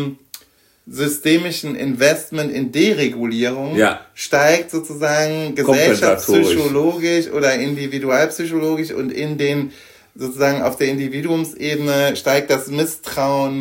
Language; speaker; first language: German; native; German